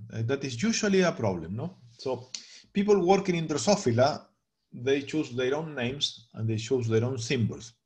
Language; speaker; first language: English; non-native, fluent; Spanish